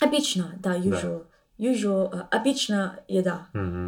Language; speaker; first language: Russian; non-native, learner; English